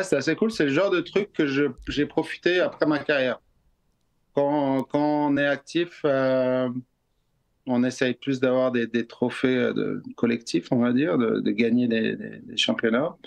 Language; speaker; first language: French; native; French